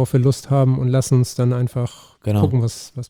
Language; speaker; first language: German; native; German